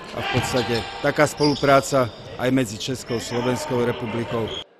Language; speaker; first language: Slovak; native; Slovak